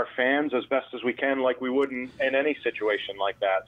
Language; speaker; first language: English; native; English